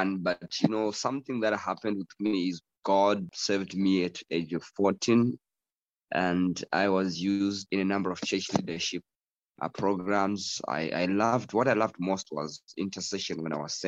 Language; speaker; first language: English; non-native, local second language; Shona